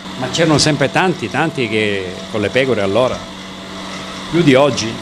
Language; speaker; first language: Italian; native; Italian